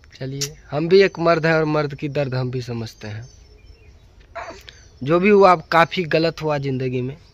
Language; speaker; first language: Hindi; native; Hindi